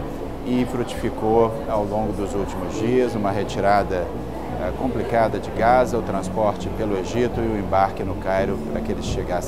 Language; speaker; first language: Portuguese; native; Portuguese